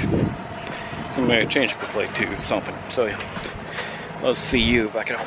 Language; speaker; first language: English; non-native, fluent; Swedish